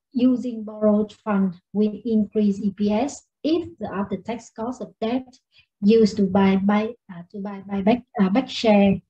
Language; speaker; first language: English; non-native, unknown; Vietnamese